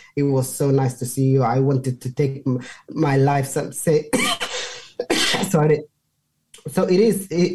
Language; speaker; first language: English; non-native, fluent; Somali